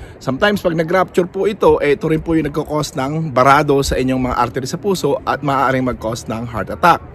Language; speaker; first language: Filipino; native; Filipino